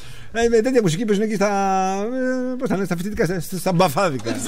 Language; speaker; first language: Greek; native; Greek